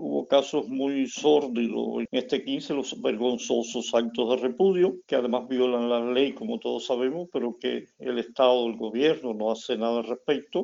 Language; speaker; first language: Spanish; native; Spanish